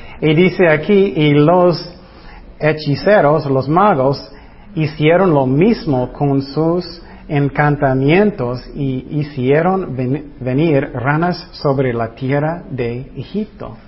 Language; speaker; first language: Spanish; non-native, fluent; English